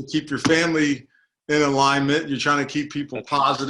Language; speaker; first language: English; native; English